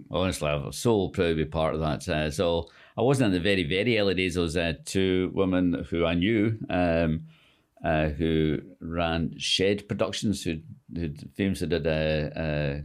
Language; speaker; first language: English; native; English